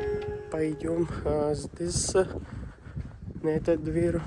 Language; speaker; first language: Russian; non-native, learner; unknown